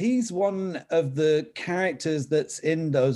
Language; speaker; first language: English; native; English